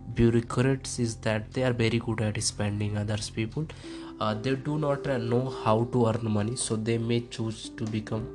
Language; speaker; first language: English; non-native, local second language; Hindi